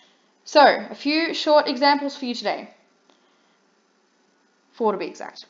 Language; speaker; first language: English; native; English